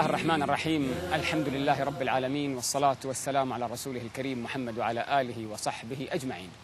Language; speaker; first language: Arabic; native; Arabic